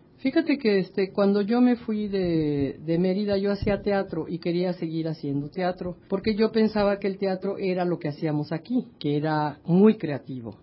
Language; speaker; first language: Spanish; native; Spanish